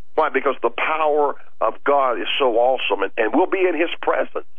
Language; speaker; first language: English; native; English